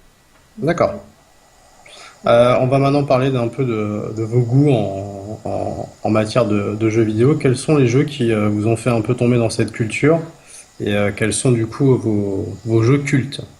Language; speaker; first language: French; native; French